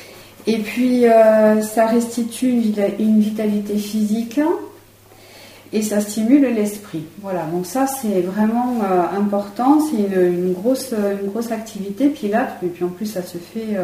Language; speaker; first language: French; native; French